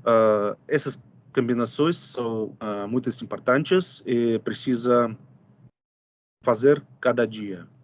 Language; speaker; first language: Portuguese; non-native, fluent; Russian